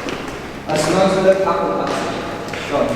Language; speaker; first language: German; non-native, learner; Filipino